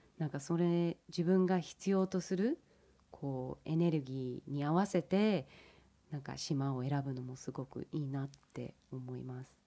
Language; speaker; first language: Japanese; early bilingual, heritage; English